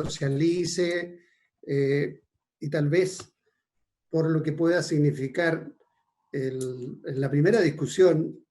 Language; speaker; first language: Spanish; native; Spanish